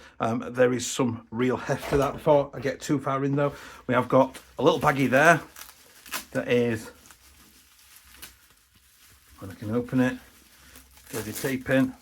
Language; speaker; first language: English; native; English